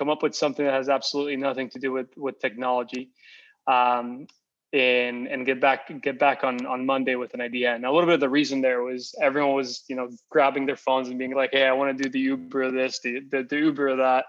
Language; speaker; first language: English; non-native, fluent; Spanish